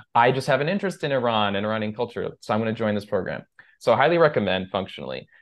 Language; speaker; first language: English; early bilingual, other home language; Persian